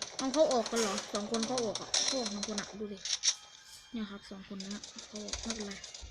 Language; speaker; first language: Thai; native; Thai